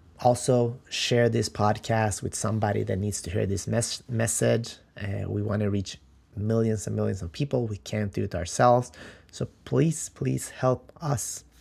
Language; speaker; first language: English; non-native, fluent; Macedonian